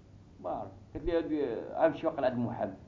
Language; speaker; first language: Dutch; non-native, learner; Arabic